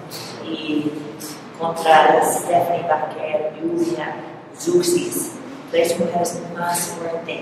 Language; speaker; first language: Spanish; non-native, learner; English